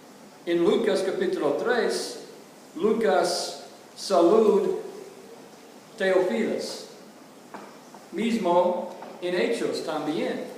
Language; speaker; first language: Spanish; non-native, learner; English